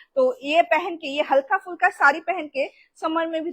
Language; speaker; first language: Hindi; non-native, local second language; Bangla